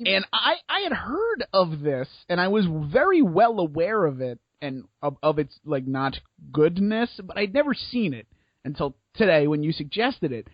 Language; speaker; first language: English; native; English